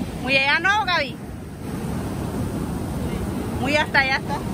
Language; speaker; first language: Spanish; native; Spanish